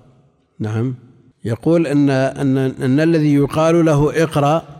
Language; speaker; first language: Arabic; native; Arabic